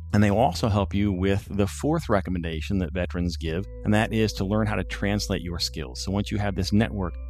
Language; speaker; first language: English; native; English